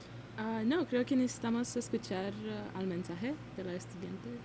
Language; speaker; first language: Spanish; non-native, learner; Romanian